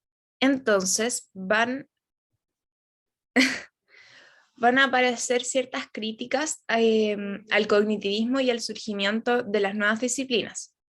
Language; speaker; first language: Spanish; native; Spanish